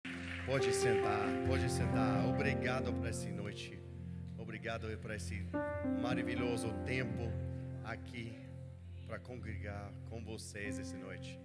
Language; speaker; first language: Portuguese; non-native, learner; English